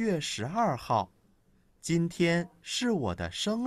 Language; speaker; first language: Chinese; non-native, learner; Vietnamese